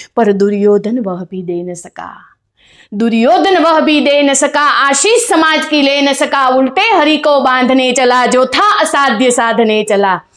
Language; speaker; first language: Hindi; non-native, local second language; Gujarati